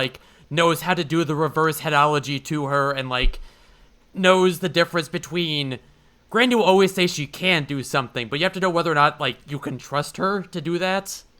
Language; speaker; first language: English; native; English